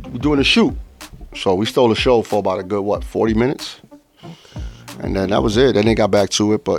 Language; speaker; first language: English; early bilingual, other home language; Spanish